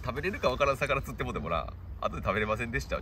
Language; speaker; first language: Japanese; native; Japanese